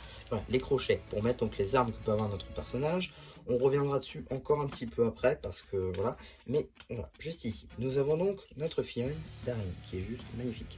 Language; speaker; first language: French; native; French